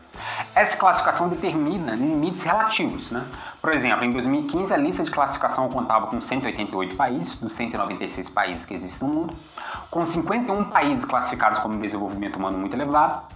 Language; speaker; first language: Portuguese; native; Portuguese